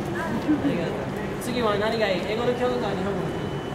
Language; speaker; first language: Japanese; non-native, learner; English